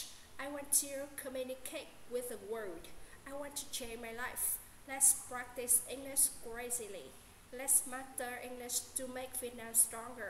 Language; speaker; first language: English; non-native, learner; Vietnamese